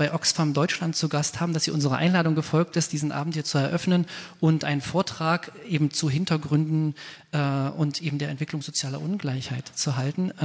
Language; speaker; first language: German; native; German